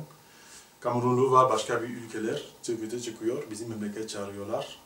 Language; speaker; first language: Turkish; non-native, learner; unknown